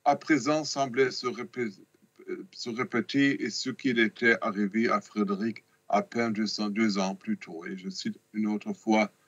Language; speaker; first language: French; non-native, fluent; German